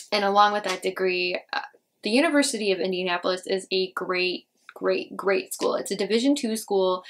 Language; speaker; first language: English; native; English